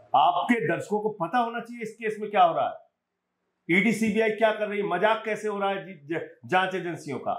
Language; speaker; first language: Hindi; native; Hindi